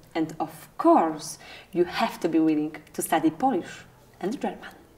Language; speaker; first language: English; non-native, fluent; Polish